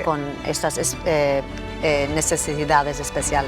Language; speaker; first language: Spanish; non-native, fluent; English